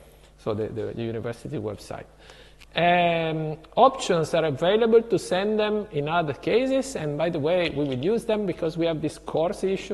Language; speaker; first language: English; non-native, fluent; Italian